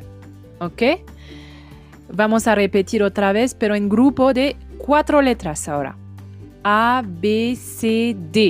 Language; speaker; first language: Spanish; non-native, fluent; French